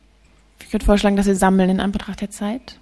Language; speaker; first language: German; native; German